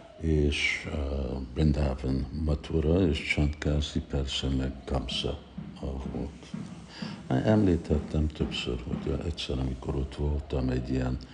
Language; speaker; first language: Hungarian; early bilingual, heritage; Hungarian